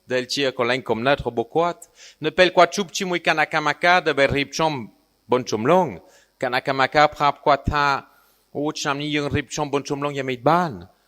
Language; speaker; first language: Khmer; non-native, fluent; French